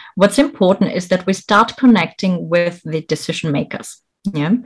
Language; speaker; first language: English; non-native, fluent; German